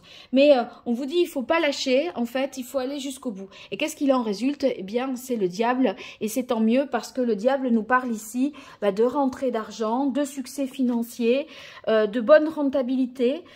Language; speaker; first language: French; native; French